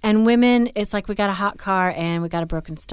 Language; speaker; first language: English; native; English